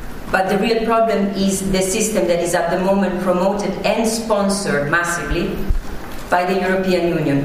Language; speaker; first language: English; non-native, fluent; Italian